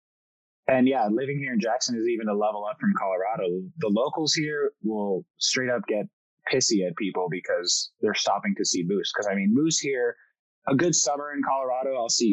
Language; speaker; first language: English; early bilingual, other home language; French